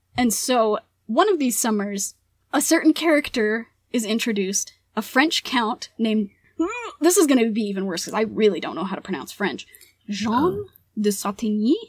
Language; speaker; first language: English; early bilingual, other home language; Spanish